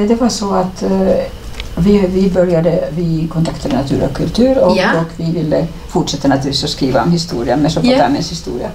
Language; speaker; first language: Swedish; native; Swedish